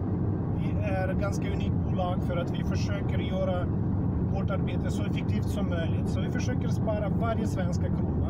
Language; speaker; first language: Swedish; non-native, fluent; Russian